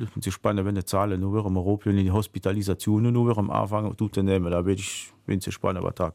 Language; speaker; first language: German; native; German